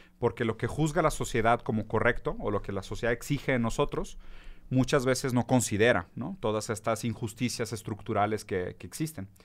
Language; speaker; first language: Spanish; early bilingual, other home language; Portuguese